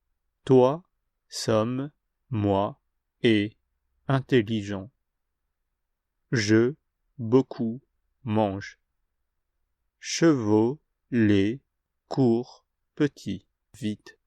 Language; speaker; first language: French; non-native, fluent; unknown